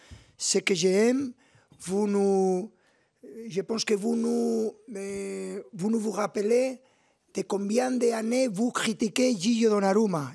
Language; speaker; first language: French; non-native, fluent; Spanish